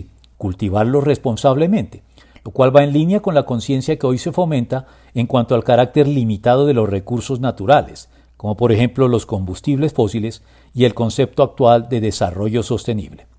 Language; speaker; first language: Spanish; native; Spanish